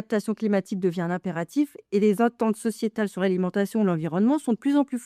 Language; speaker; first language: French; native; French